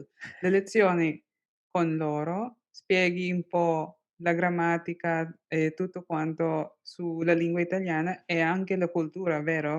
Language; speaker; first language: Italian; non-native, learner; English